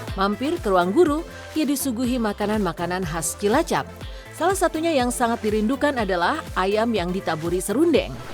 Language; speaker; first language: Indonesian; native; Indonesian